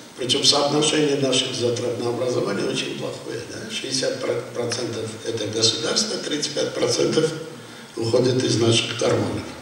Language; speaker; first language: Russian; non-native, local second language; Armenian